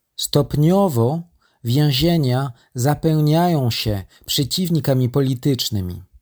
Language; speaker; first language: Polish; non-native, learner; French